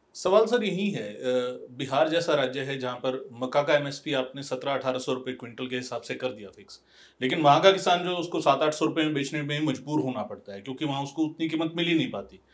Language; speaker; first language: Hindi; non-native, local second language; Punjabi